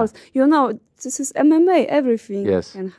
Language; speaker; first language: English; non-native, learner; Polish